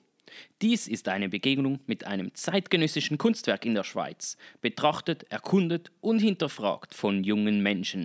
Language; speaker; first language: German; native; German